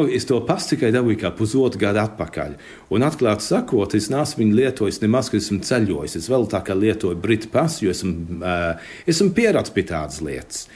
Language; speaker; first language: Latvian; early bilingual, heritage; Latvian